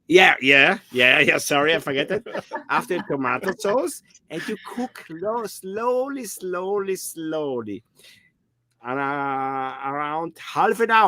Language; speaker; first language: English; non-native, learner; German